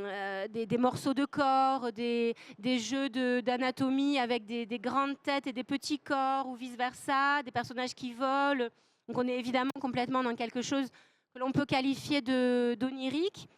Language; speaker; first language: French; native; French